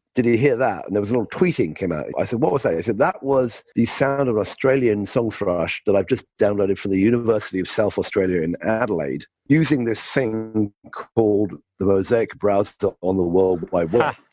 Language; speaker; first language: English; native; English